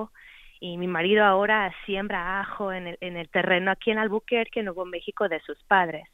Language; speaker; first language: Spanish; native; Spanish